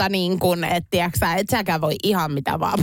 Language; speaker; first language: Finnish; native; Finnish